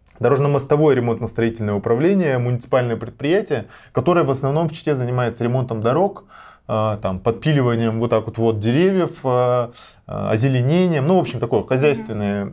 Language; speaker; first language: Russian; native; Russian